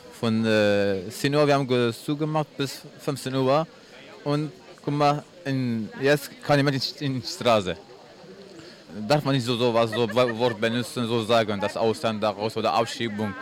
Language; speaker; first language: German; non-native, learner; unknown